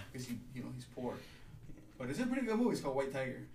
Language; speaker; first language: English; early bilingual, other home language; Spanish